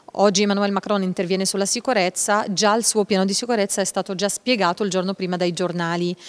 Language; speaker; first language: Italian; non-native, fluent; Hebrew